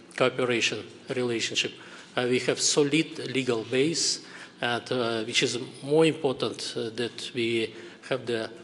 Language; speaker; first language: English; non-native, fluent; Kazakh